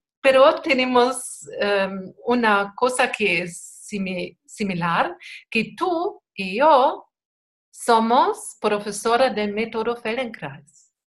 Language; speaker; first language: Spanish; non-native, learner; German